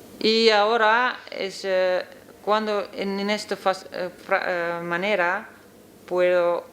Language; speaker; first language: Spanish; non-native, learner; Dutch